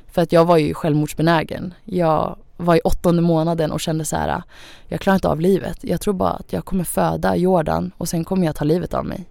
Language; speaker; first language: Swedish; early bilingual, other home language; Thai